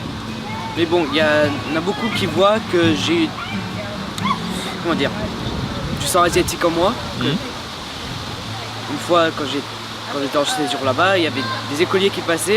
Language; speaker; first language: French; early bilingual, other home language; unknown